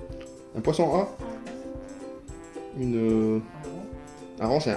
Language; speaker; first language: French; native; French